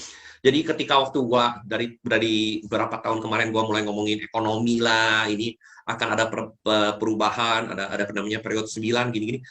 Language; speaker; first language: Indonesian; native; Indonesian